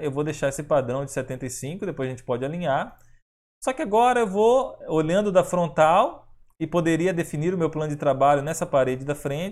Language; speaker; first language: Portuguese; native; Portuguese